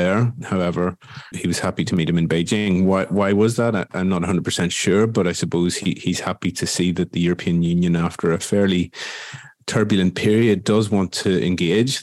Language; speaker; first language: English; native; English